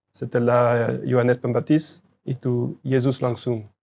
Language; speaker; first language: Indonesian; non-native, learner; French